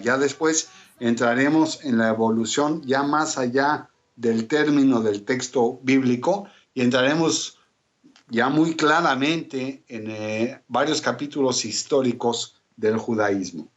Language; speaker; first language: Spanish; native; Spanish